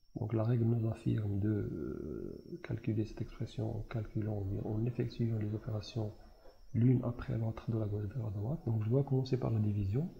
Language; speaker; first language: French; non-native, local second language; Arabic